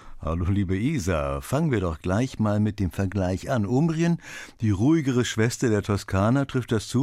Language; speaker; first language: German; native; German